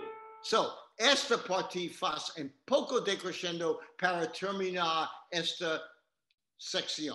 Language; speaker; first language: Spanish; non-native, learner; English